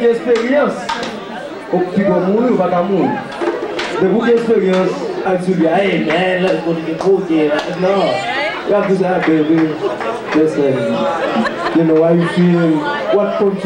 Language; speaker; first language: English; non-native, learner; Haitian Creole